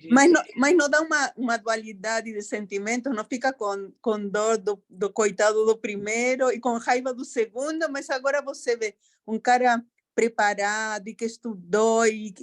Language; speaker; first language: Portuguese; non-native, fluent; Spanish